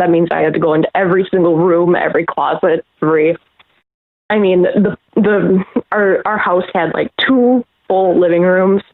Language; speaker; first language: English; native; English